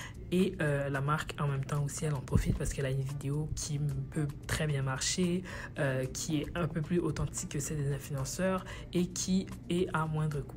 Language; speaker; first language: French; native; French